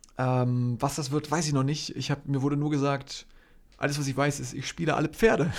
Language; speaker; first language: German; early bilingual, other home language; Polish